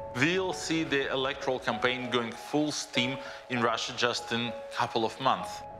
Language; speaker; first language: English; non-native, fluent; Russian